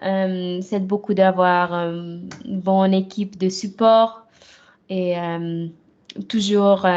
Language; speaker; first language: French; non-native, fluent; German